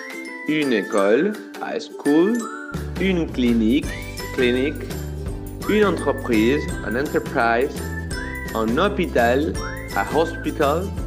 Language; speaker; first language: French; non-native, fluent; Spanish